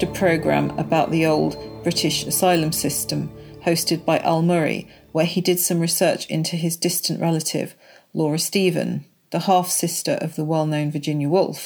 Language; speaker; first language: English; native; English